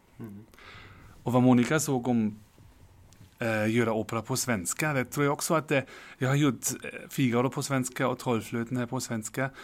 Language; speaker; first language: Swedish; non-native, fluent; German